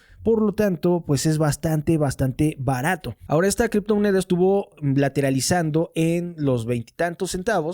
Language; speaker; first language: Spanish; native; Spanish